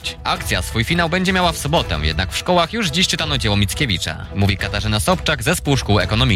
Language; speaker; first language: Polish; native; Polish